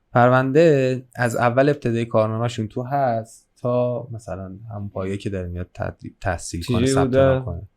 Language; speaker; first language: Persian; native; Persian